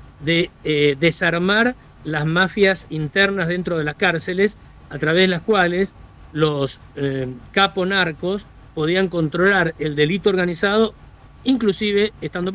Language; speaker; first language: Spanish; native; Spanish